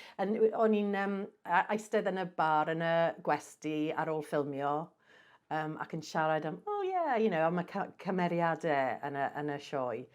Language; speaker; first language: Welsh; non-native, local second language; English